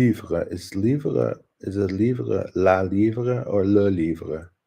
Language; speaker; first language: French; non-native, learner; English